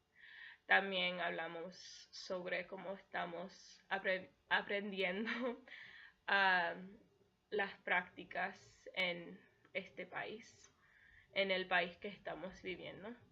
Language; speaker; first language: Spanish; early bilingual, heritage; Spanish